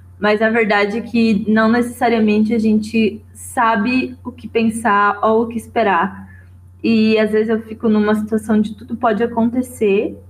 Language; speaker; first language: Portuguese; native; Portuguese